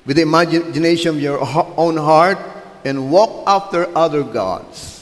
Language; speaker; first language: English; non-native, local second language; Filipino